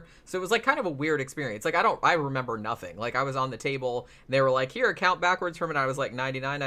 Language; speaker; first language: English; native; English